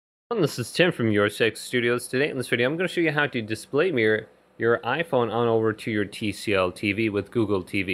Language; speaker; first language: English; native; English